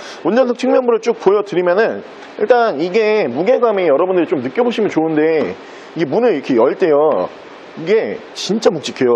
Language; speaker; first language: Korean; native; Korean